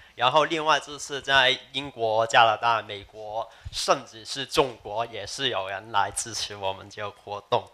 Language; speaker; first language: Chinese; non-native, local second language; Cantonese